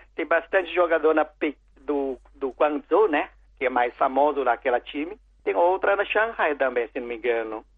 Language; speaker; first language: Portuguese; non-native, learner; Chinese